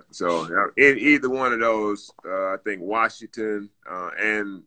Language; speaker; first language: English; native; English